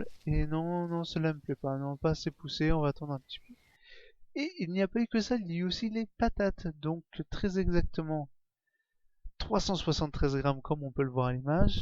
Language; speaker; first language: French; native; French